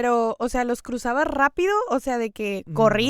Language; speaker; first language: Spanish; native; Spanish